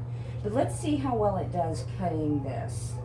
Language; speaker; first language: English; native; English